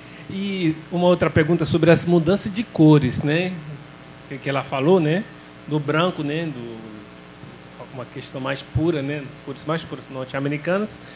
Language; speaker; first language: Portuguese; native; Portuguese